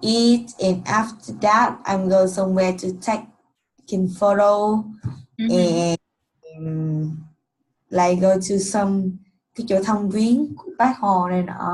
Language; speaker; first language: English; non-native, learner; Vietnamese